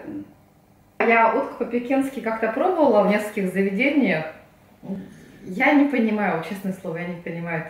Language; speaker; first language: Russian; native; Russian